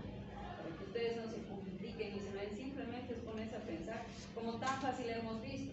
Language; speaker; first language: Spanish; native; Spanish